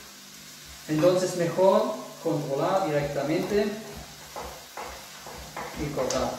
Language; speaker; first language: Spanish; non-native, fluent; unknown